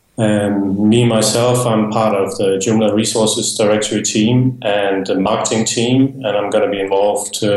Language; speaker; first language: English; non-native, fluent; Danish